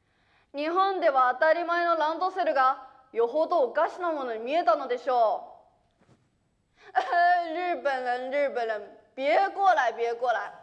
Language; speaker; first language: Japanese; early bilingual, other home language; Chinese